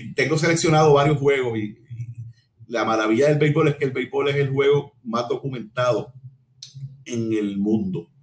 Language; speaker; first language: Spanish; native; Spanish